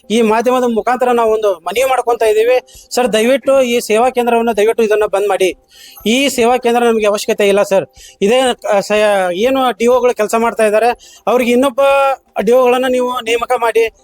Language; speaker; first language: Kannada; native; Kannada